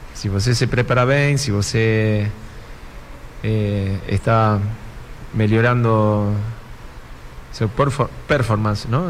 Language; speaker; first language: Portuguese; non-native, fluent; Spanish